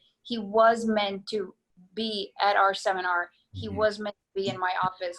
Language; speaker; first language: English; non-native, fluent; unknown